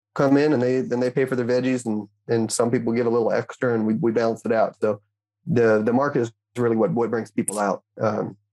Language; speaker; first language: English; native; English